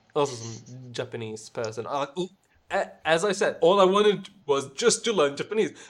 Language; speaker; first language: English; non-native, fluent; Swedish